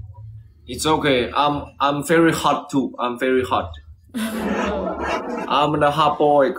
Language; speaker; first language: English; non-native, learner; Chinese